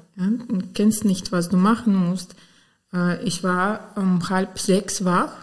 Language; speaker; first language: German; non-native, fluent; Ukrainian